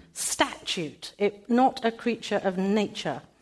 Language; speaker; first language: English; native; English